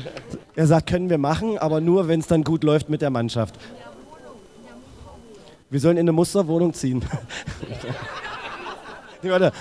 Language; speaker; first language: German; native; German